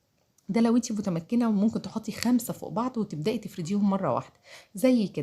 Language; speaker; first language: Arabic; native; Arabic